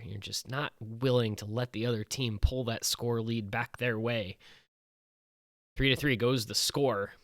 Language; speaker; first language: English; native; English